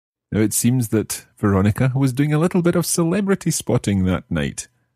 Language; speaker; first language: English; native; English